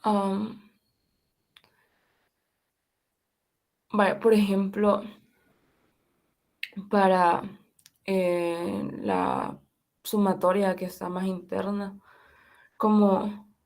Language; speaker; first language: Spanish; native; Spanish